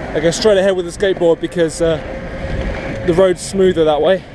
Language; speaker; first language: English; native; English